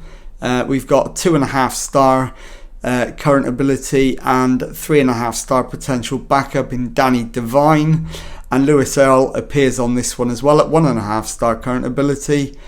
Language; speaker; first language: English; native; English